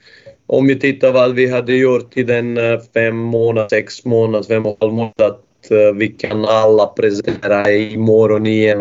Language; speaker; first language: Swedish; non-native, fluent; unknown